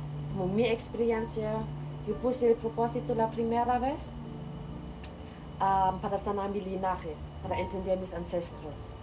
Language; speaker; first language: Spanish; non-native, learner; German